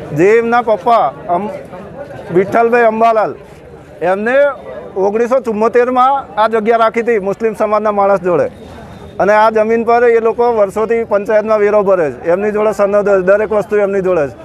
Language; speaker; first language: Gujarati; native; Gujarati